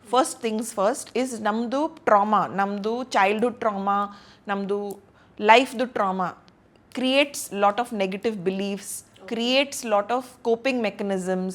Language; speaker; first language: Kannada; non-native, local second language; Hindi